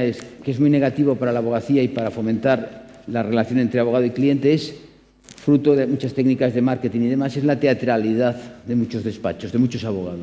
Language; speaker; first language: Spanish; native; Spanish